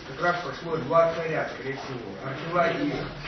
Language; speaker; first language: Russian; native; Russian